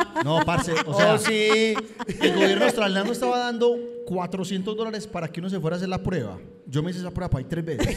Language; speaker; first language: Spanish; native; Spanish